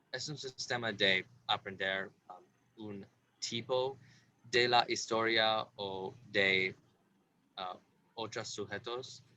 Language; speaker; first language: Spanish; non-native, learner; English